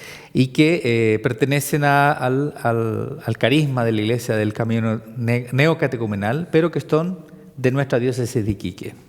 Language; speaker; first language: Spanish; native; Spanish